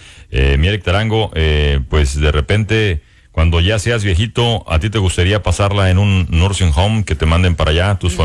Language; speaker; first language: Spanish; native; Spanish